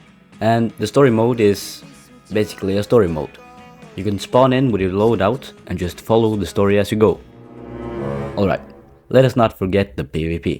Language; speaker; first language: English; non-native, fluent; Norwegian